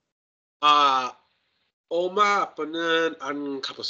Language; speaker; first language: Korean; non-native, learner; English